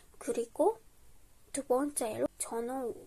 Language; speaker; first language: Korean; non-native, fluent; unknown